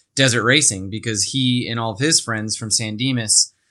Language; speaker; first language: English; native; English